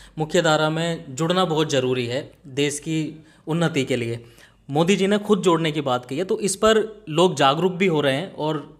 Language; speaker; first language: Hindi; native; Hindi